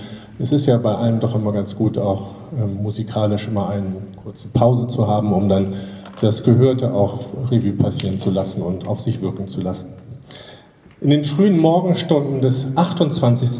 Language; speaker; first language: German; native; German